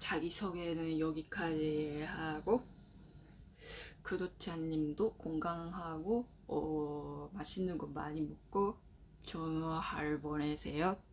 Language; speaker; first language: Korean; non-native, learner; Japanese